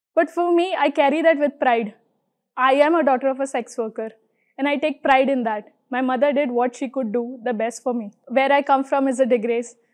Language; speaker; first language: English; non-native, local second language; Hindi